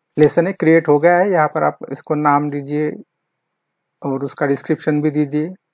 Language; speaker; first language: Hindi; non-native, local second language; Marathi